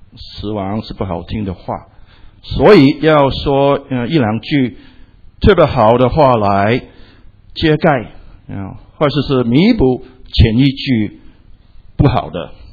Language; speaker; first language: Chinese; non-native, local second language; Cantonese